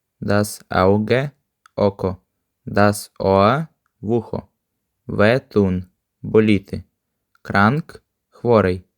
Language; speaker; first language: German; non-native, fluent; Ukrainian